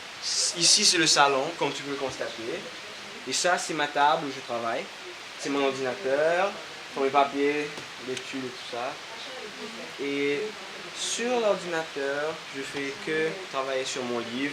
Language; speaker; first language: French; non-native, local second language; Seselwa Creole French